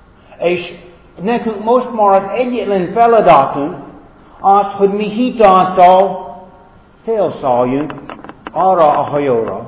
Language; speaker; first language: Hungarian; non-native, fluent; English